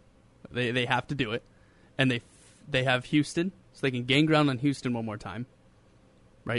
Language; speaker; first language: English; native; English